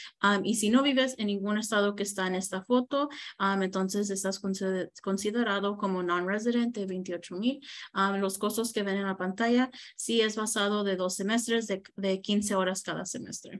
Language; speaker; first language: Spanish; early bilingual, heritage; Spanish